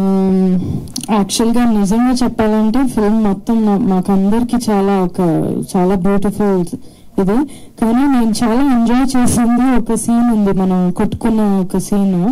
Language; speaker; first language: Telugu; non-native, fluent; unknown